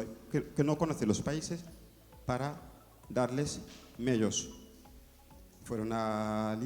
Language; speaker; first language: Spanish; non-native, fluent; Wolof